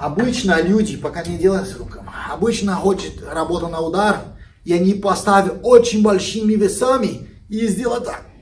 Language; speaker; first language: Russian; non-native, learner; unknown